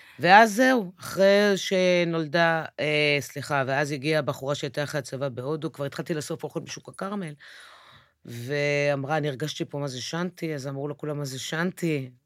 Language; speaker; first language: Hebrew; early bilingual, other home language; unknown